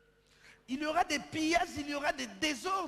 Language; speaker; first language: French; non-native, local second language; Lingala